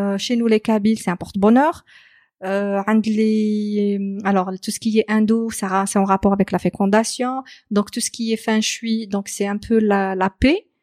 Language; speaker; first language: French; non-native, local second language; Arabic